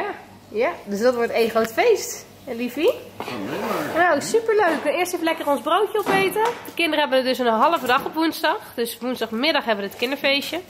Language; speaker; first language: Dutch; native; Dutch